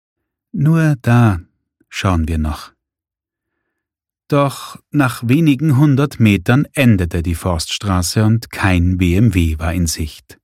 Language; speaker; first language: German; native; German